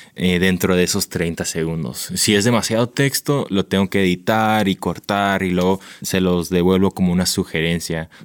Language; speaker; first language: Spanish; early bilingual, heritage; Spanish